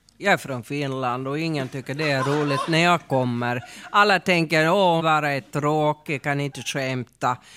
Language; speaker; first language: Swedish; native; Swedish